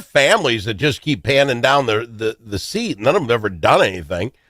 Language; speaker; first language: English; native; English